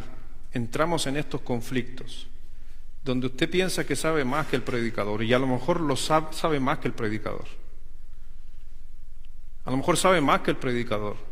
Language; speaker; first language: Spanish; native; Spanish